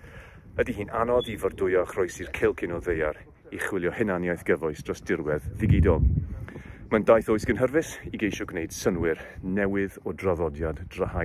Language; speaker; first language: Welsh; native; Welsh